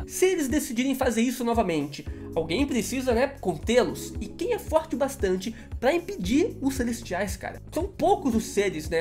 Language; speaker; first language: Portuguese; native; Portuguese